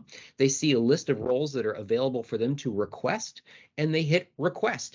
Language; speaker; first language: English; native; English